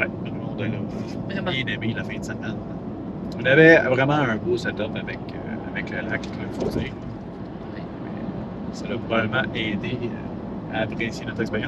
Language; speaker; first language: French; native; French